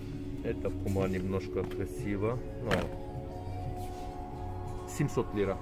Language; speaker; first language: Russian; non-native, learner; Turkish